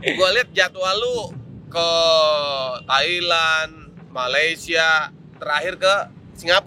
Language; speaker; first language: Indonesian; native; Indonesian